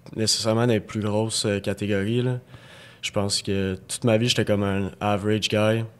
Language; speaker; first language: French; native; French